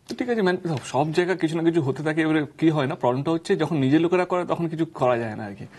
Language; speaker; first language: Bangla; non-native, local second language; Hindi